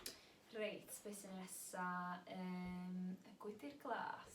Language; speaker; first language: Welsh; native; Welsh